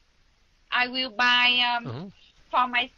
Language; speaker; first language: English; non-native, learner; Vietnamese